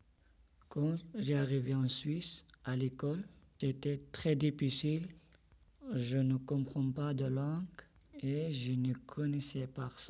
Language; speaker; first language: French; non-native, learner; Pashto